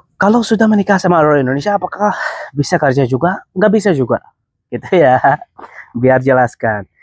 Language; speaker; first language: Indonesian; non-native, fluent; Arabic